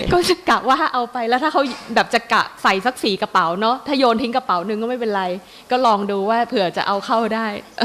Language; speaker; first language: Thai; native; Thai